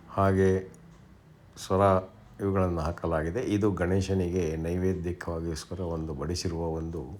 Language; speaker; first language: Kannada; native; Kannada